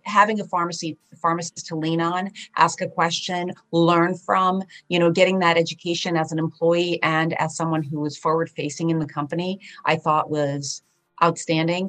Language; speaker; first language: English; early bilingual, other home language; Polish